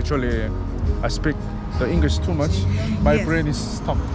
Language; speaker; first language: English; non-native, learner; Korean